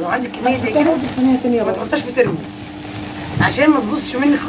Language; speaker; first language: Arabic; native; Arabic